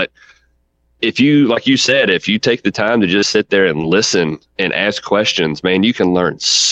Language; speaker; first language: English; native; English